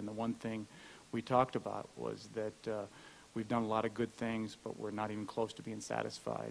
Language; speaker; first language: English; native; English